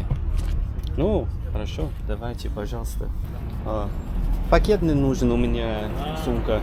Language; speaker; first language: Russian; non-native, learner; English